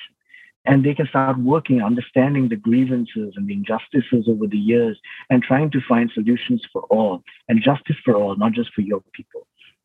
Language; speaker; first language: English; non-native, local second language; Sinhala